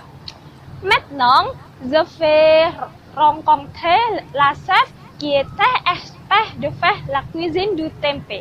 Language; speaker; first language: French; non-native, learner; Indonesian